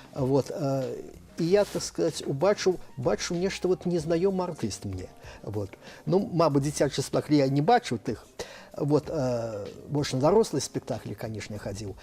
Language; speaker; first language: Belarusian; native; Belarusian